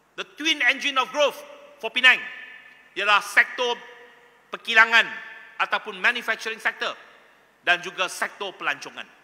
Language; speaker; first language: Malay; non-native, local second language; Chinese